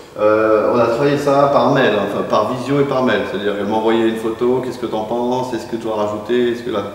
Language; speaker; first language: French; native; French